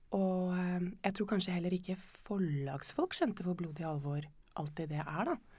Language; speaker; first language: Norwegian; native; Norwegian